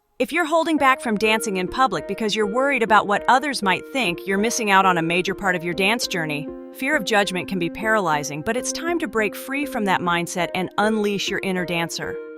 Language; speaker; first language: English; non-native, fluent; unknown